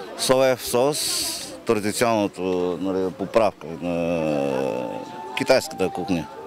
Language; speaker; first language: Bulgarian; non-native, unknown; Chinese